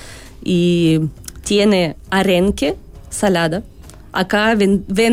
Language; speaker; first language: Spanish; non-native, learner; Russian